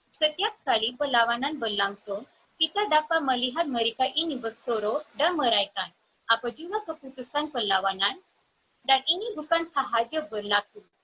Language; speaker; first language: Malay; non-native, local second language; Tamil